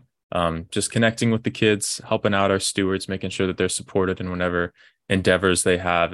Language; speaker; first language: English; native; English